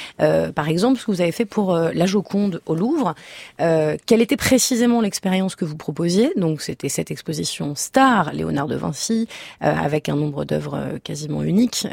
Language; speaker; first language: French; native; French